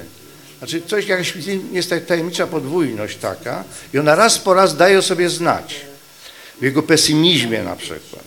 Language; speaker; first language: Polish; native; Polish